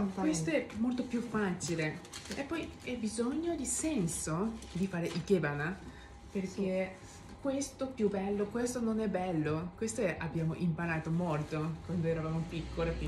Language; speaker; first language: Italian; non-native, learner; Japanese